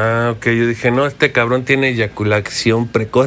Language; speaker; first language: Spanish; native; Spanish